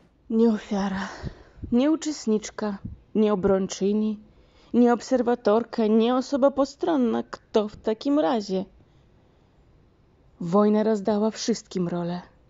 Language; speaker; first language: Polish; native; Polish